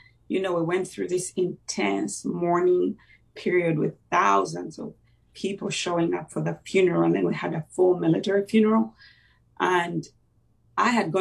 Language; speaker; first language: English; non-native, local second language; Ganda